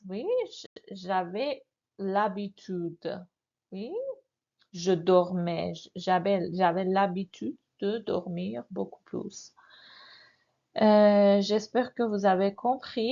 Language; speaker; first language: French; non-native, fluent; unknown